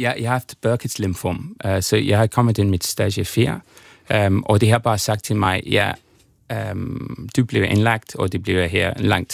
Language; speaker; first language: Danish; non-native, learner; English